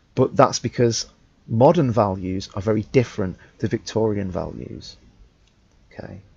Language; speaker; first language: English; native; English